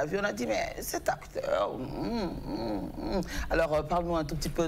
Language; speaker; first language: French; native; French